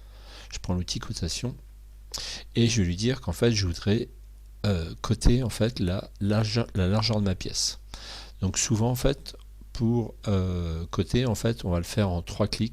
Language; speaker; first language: French; native; French